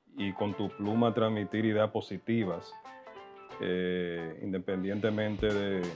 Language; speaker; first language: Spanish; early bilingual, heritage; Spanish